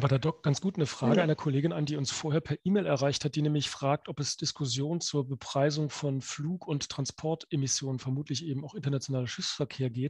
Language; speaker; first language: German; native; German